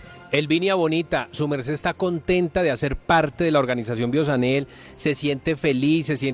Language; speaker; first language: Spanish; native; Spanish